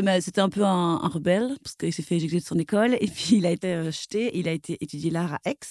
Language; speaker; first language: French; native; French